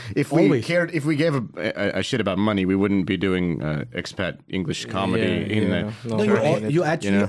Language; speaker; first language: English; early bilingual, heritage; Arabic